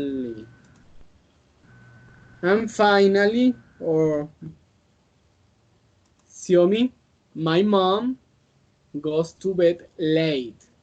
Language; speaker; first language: English; non-native, learner; Spanish